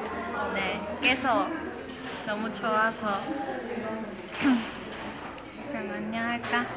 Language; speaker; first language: Korean; non-native, fluent; Chinese